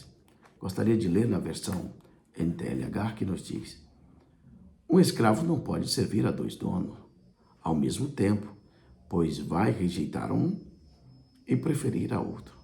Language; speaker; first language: Portuguese; native; Portuguese